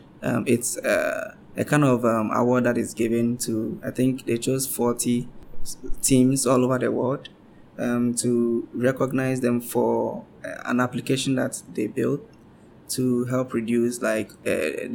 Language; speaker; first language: English; non-native, local second language; Ga